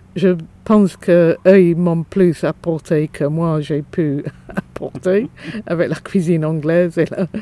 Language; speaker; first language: French; non-native, fluent; English